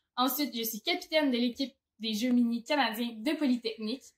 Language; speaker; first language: French; native; French